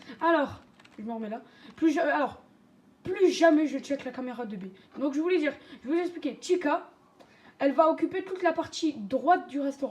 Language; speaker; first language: French; native; French